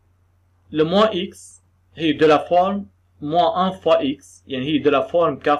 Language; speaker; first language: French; non-native, local second language; Arabic